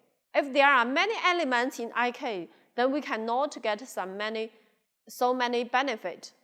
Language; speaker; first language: English; non-native, local second language; Chinese